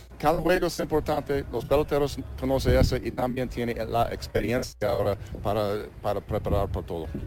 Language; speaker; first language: Spanish; non-native, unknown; English